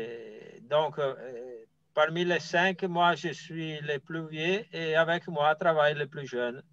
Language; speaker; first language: French; non-native, fluent; Italian